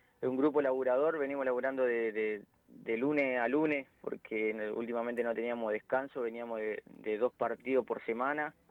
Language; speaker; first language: Spanish; native; Spanish